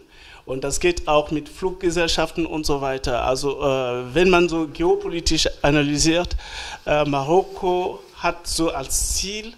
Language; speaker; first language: German; non-native, fluent; French